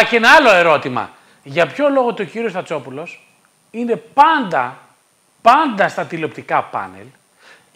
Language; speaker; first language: Greek; native; Greek